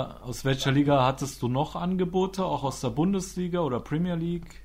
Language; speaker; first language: German; native; German